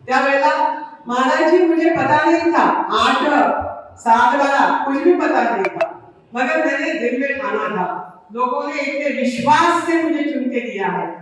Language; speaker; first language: Hindi; non-native, local second language; Marathi